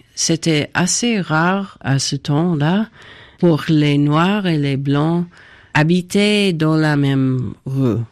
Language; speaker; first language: French; non-native, fluent; English